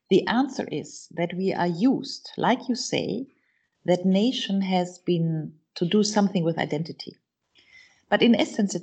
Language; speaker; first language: English; non-native, fluent; German